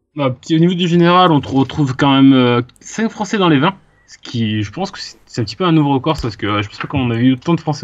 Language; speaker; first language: French; native; French